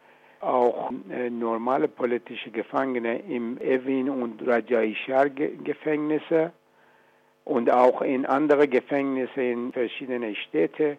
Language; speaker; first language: German; non-native, fluent; Persian